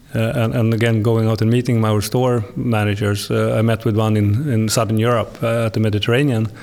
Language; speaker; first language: English; non-native, fluent; Swedish